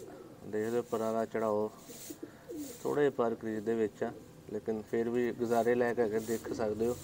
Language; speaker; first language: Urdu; non-native, local second language; Punjabi